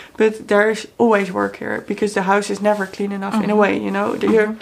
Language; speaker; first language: English; non-native, fluent; Dutch